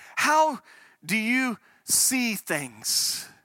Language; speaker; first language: English; native; English